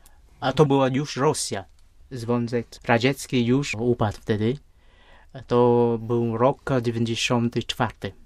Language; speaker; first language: Polish; non-native, fluent; Vietnamese